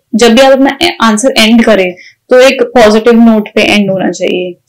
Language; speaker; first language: Hindi; native; Hindi